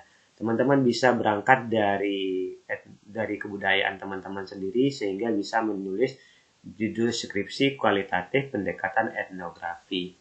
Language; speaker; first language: Indonesian; native; Indonesian